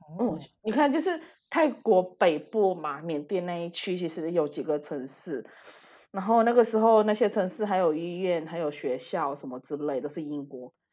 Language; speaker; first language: Chinese; early bilingual, heritage; Chinese